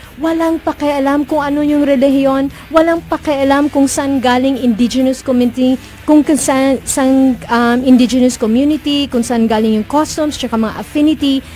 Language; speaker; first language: Filipino; non-native, local second language; Cebuano